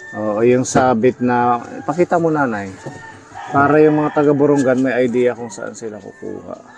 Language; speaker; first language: Filipino; non-native, local second language; Waray